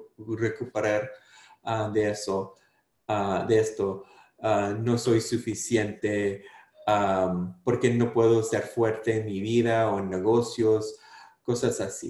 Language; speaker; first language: Spanish; non-native, fluent; English